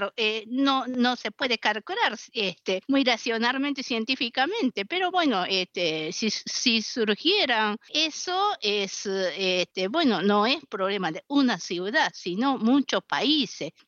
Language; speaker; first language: Spanish; non-native, fluent; Japanese